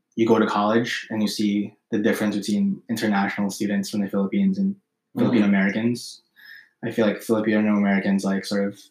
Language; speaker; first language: English; early bilingual, other home language; Filipino